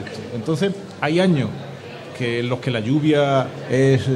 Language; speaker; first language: Spanish; native; Spanish